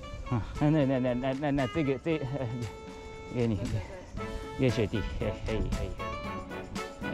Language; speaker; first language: Chinese; non-native, learner; Japanese